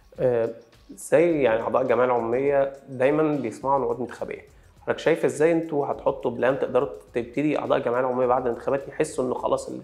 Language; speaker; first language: Arabic; native; Arabic